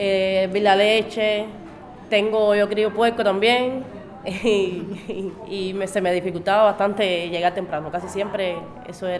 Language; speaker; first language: Spanish; native; Spanish